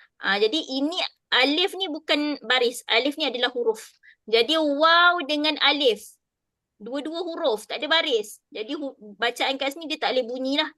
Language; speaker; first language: Malay; native; Malay